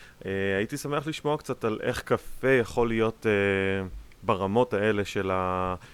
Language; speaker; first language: Hebrew; native; Hebrew